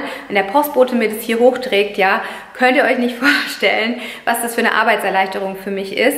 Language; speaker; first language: German; native; German